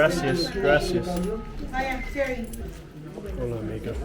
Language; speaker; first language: Spanish; non-native, learner; English